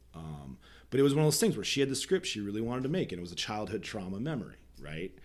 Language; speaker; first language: English; native; English